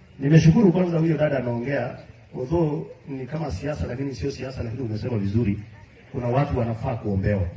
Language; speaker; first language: Swahili; non-native, local second language; Kalenjin